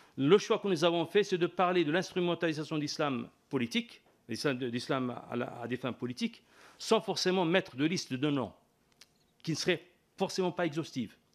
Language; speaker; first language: French; non-native, local second language; Arabic